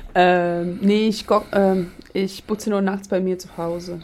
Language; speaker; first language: German; non-native, fluent; Latvian